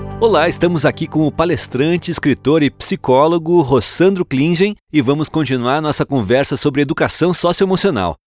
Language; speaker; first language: Portuguese; native; Portuguese